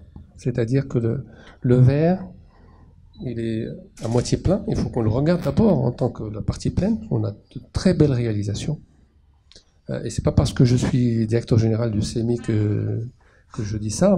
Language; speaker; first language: French; non-native, local second language; Arabic